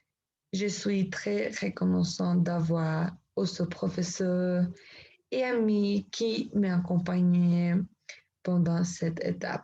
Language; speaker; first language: French; non-native, learner; Spanish